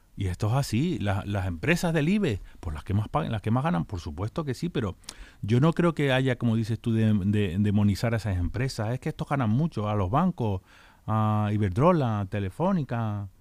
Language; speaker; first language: Spanish; native; Spanish